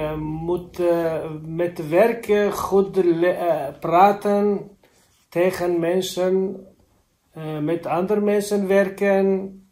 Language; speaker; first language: Dutch; non-native, learner; Kurdish